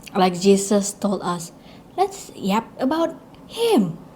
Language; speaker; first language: English; non-native, learner; Indonesian